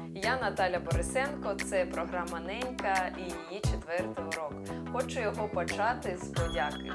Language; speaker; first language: Ukrainian; non-native, local second language; Russian